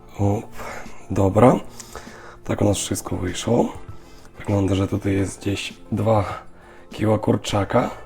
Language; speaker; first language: Polish; non-native, learner; Russian